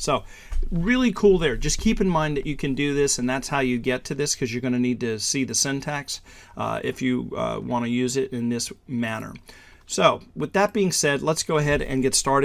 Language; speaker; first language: English; native; English